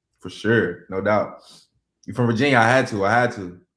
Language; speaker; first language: English; native; English